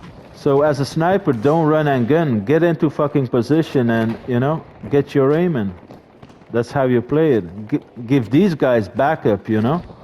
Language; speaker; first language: English; non-native, fluent; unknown